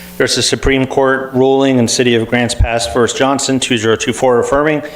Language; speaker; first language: English; native; English